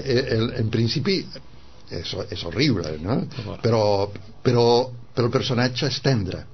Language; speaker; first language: Catalan; non-native, fluent; Spanish